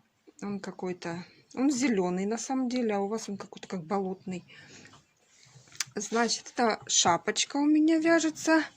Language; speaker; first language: Russian; native; Russian